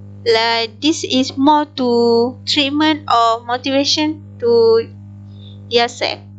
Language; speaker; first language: English; non-native, local second language; Malay